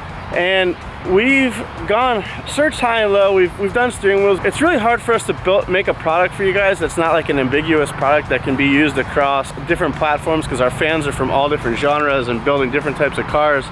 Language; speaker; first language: English; native; English